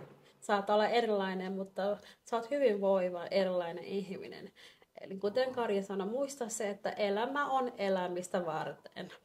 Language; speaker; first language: Finnish; non-native, fluent; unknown